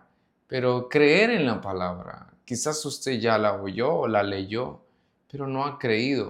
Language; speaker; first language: Spanish; native; Spanish